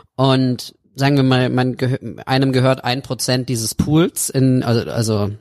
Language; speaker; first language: German; native; German